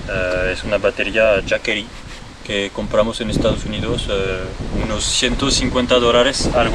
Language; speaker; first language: Spanish; non-native, learner; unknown